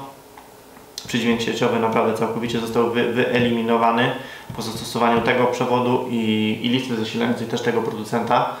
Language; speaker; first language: Polish; native; Polish